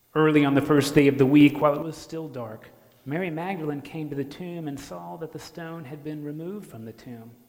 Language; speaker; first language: English; native; English